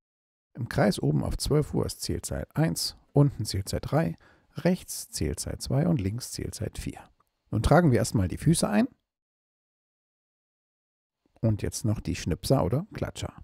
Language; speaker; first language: German; native; German